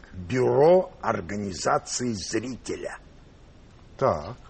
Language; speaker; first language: Russian; non-native, local second language; Armenian